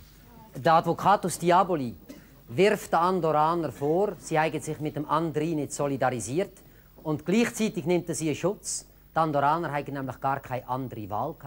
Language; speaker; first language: German; native; German